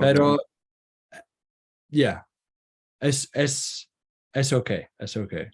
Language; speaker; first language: Spanish; non-native, learner; Kurdish